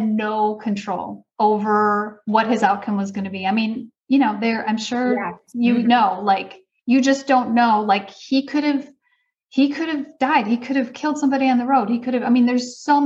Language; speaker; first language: English; native; English